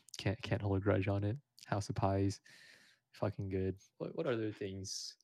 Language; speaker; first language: English; early bilingual, other home language; Vietnamese